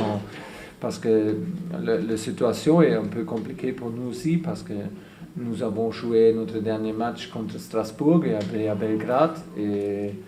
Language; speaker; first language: French; non-native, fluent; German